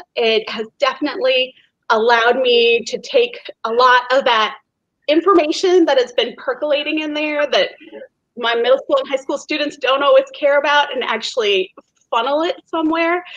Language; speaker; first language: English; native; English